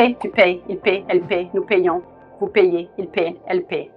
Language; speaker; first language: French; non-native, learner; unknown